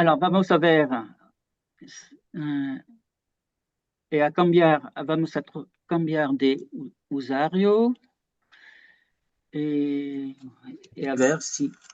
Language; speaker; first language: Spanish; non-native, fluent; French